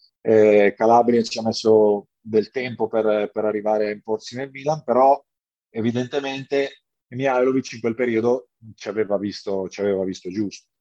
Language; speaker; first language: Italian; native; Italian